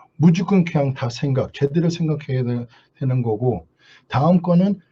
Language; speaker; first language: Korean; early bilingual, heritage; Korean